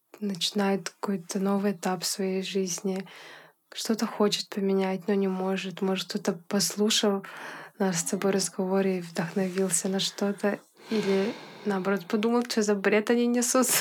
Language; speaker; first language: Russian; non-native, local second language; Yakut